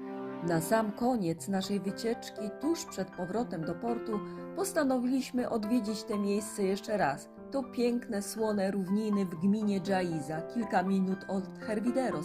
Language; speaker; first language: Polish; native; Polish